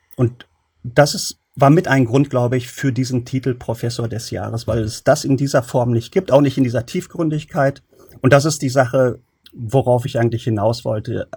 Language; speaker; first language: German; early bilingual, other home language; Turkish